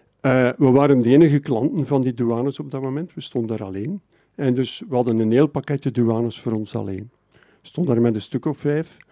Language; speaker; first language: Dutch; native; Dutch